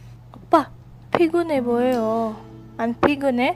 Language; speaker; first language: Korean; non-native, learner; Indonesian